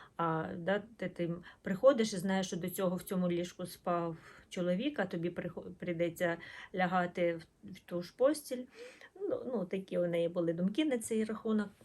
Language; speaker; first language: Ukrainian; non-native, local second language; Russian